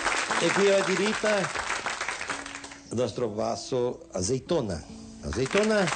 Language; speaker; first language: Italian; non-native, fluent; Portuguese